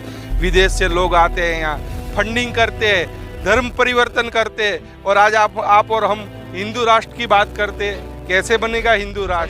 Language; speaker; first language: Hindi; native; Hindi